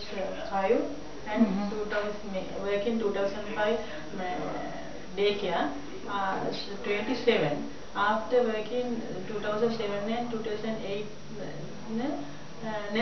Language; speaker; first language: English; non-native, learner; Sinhala